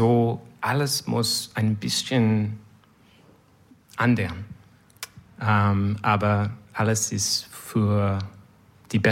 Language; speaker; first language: German; non-native, learner; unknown